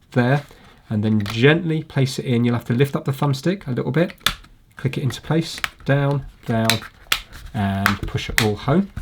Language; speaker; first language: English; native; English